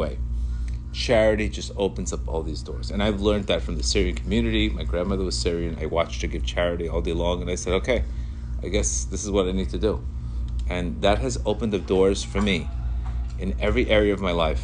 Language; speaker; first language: English; non-native, fluent; Spanish